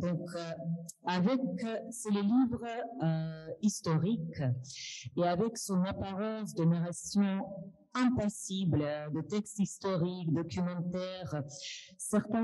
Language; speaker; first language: French; non-native, fluent; Russian